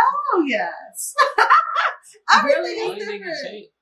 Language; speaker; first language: English; native; English